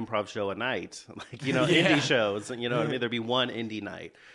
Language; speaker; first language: English; native; English